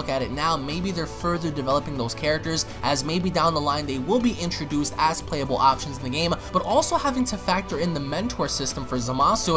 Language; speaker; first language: English; native; English